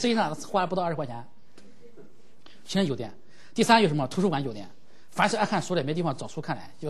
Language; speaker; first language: Chinese; native; Chinese